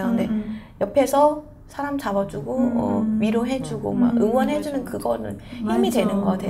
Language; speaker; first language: Korean; non-native, fluent; Vietnamese